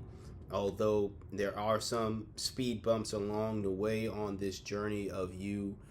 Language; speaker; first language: English; native; English